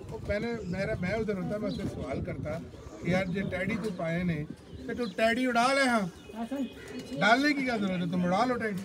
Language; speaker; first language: Hindi; non-native, local second language; Punjabi